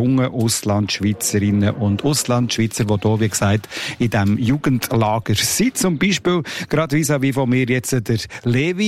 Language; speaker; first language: German; native; German